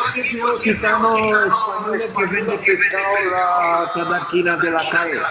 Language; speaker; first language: Spanish; non-native, learner; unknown